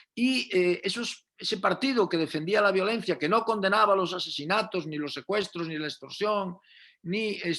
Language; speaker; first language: Spanish; native; Spanish